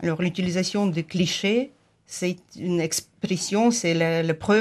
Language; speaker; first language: French; non-native, fluent; Ukrainian